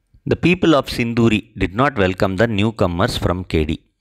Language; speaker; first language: English; non-native, local second language; Tamil